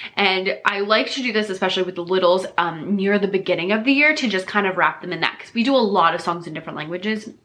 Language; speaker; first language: English; native; English